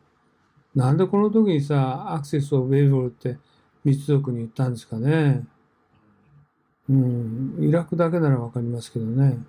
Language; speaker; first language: Japanese; native; Japanese